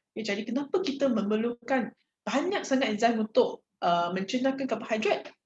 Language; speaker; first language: Malay; non-native, local second language; Chinese